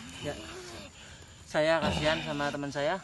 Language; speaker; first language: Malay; non-native, local second language; Javanese